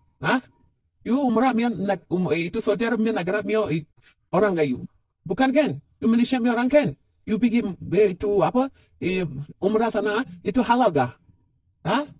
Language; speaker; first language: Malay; non-native, learner; Rohingya